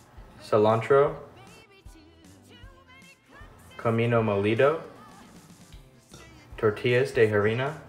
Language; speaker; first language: Spanish; non-native, learner; English